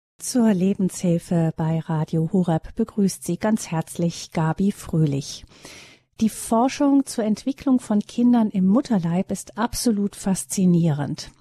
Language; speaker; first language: German; native; German